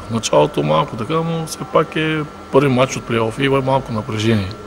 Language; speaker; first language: Bulgarian; native; Bulgarian